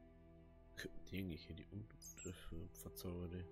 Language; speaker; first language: German; native; German